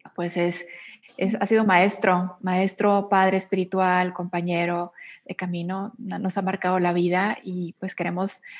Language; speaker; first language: Spanish; native; Spanish